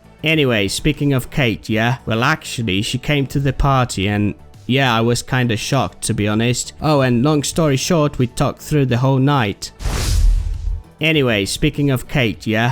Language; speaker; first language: English; non-native, fluent; Polish